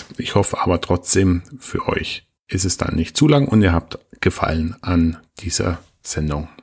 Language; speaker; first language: German; native; German